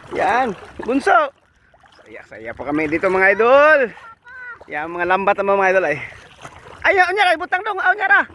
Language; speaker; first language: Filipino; non-native, local second language; Cebuano